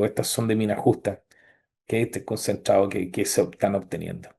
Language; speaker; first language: Spanish; native; Spanish